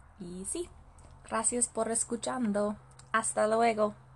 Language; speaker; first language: Spanish; non-native, learner; English